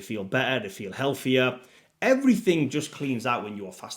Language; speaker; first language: English; native; English